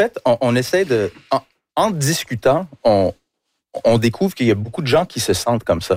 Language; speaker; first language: French; early bilingual, other home language; English